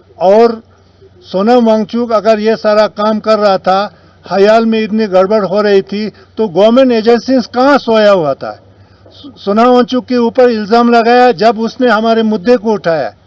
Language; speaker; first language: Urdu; non-native, local second language; Ladakhi